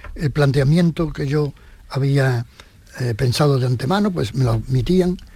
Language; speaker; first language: Spanish; native; Spanish